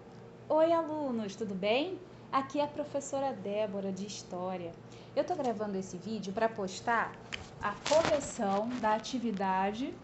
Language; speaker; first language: Portuguese; native; Portuguese